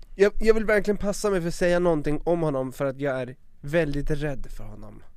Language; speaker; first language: Swedish; native; Swedish